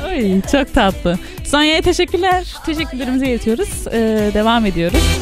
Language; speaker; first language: Turkish; native; Turkish